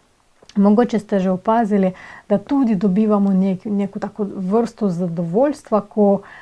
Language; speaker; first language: Slovenian; non-native, fluent; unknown